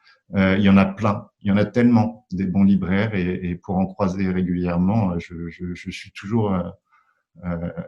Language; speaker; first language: French; native; French